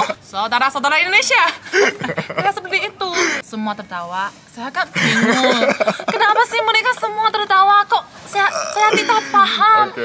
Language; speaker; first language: Indonesian; non-native, fluent; Chinese